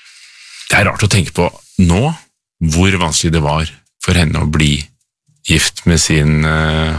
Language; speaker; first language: Norwegian; native; Norwegian